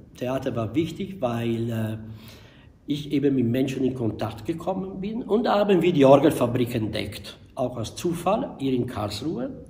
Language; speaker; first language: German; non-native, fluent; Italian